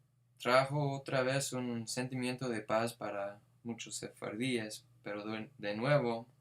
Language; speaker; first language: Spanish; non-native, fluent; English